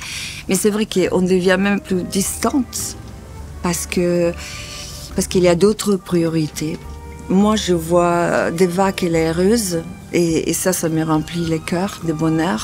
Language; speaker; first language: French; non-native, fluent; Italian